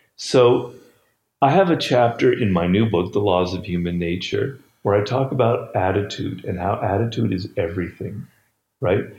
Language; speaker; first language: English; native; English